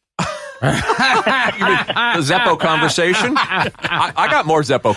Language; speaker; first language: English; native; English